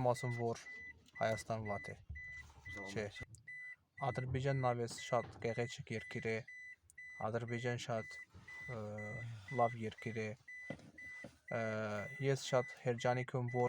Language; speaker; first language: Armenian; non-native, learner; Azerbaijani